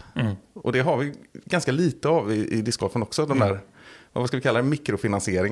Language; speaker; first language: Swedish; native; Swedish